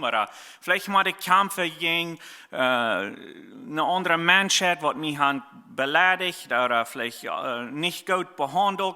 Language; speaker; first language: German; non-native, learner; Plautdietsch